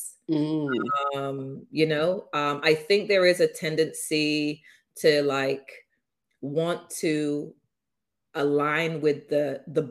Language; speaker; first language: English; native; English